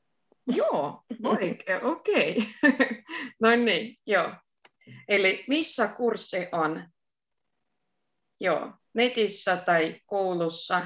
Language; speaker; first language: Finnish; non-native, fluent; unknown